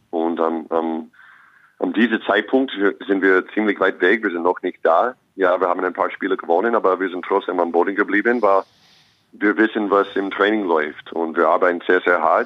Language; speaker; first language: German; non-native, fluent; English